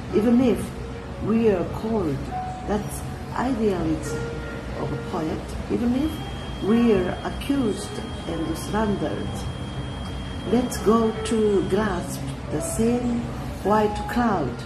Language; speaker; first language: English; non-native, learner; Japanese